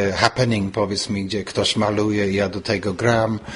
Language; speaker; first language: Polish; non-native, fluent; English